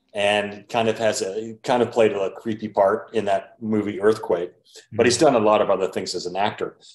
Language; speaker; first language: English; native; English